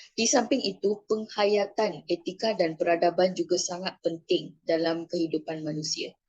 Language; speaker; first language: Malay; non-native, local second language; Tamil